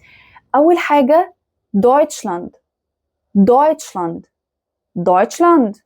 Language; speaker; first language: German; non-native, fluent; Arabic